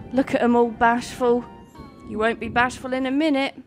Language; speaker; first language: English; native; English